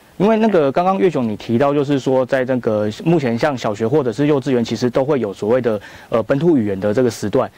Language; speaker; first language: Chinese; native; Chinese